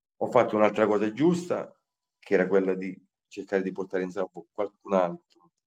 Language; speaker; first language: Italian; native; Italian